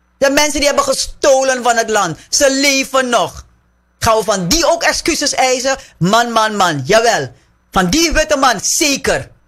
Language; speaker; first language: Dutch; native; Dutch